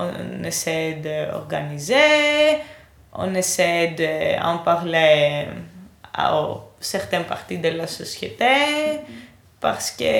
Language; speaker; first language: French; non-native, fluent; Greek